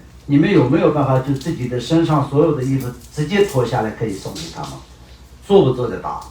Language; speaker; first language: Chinese; non-native, local second language; Tibetan